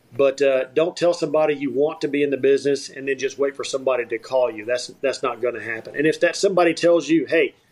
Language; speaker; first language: English; native; English